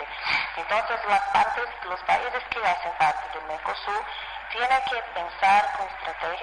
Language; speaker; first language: Spanish; non-native, fluent; Portuguese